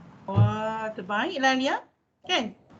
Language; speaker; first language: Malay; native; Malay